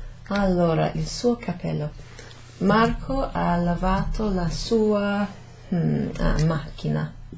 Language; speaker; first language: Italian; non-native, fluent; English